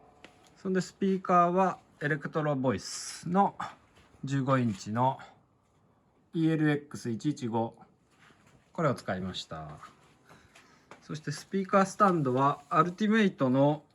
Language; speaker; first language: Japanese; native; Japanese